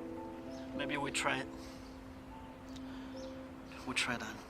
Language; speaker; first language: English; non-native, learner; Chinese